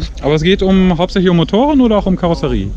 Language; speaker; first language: German; native; German